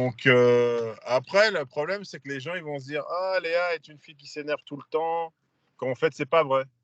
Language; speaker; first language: French; native; French